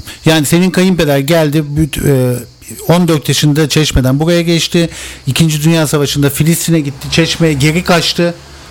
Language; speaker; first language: Turkish; native; Turkish